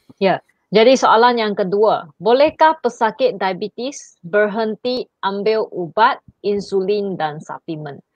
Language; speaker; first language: Malay; non-native, local second language; Chinese